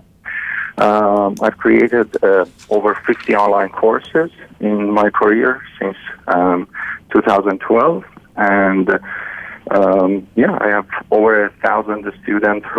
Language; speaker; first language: English; non-native, fluent; Persian